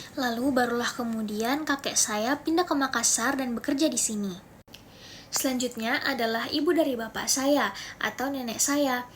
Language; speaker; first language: Indonesian; native; Indonesian